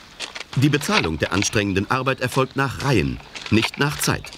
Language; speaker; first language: German; native; German